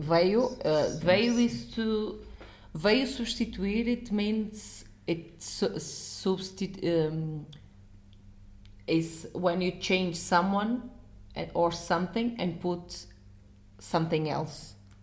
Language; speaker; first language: English; non-native, fluent; Portuguese